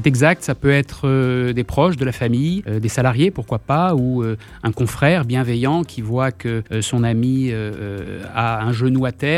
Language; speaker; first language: French; native; French